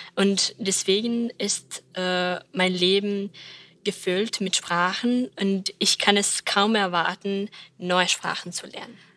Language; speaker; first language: German; non-native, learner; Serbian